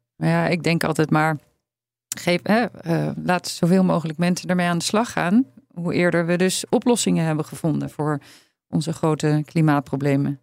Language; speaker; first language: Dutch; native; Dutch